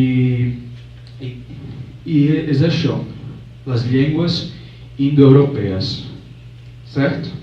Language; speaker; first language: Catalan; non-native, fluent; Portuguese